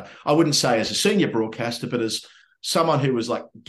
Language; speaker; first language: English; native; English